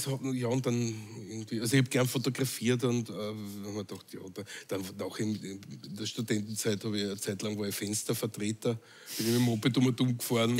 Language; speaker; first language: German; native; German